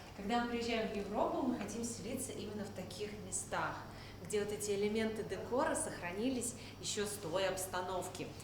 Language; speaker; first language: Russian; native; Russian